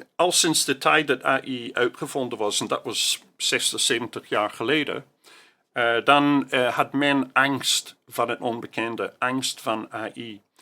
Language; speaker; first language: Dutch; non-native, fluent; English